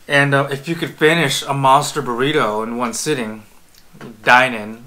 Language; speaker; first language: English; native; English